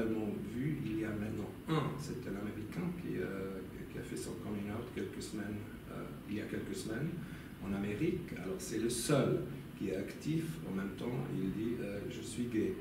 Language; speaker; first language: French; non-native, local second language; German